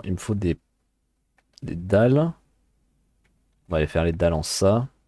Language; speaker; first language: French; native; French